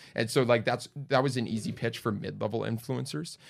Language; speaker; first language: English; native; English